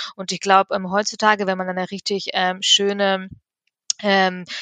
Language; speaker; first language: German; early bilingual, other home language; Russian